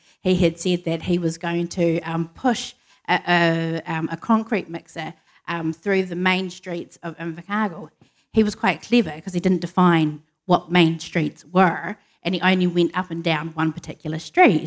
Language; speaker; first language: English; native; English